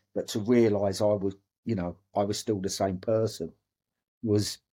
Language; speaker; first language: English; native; English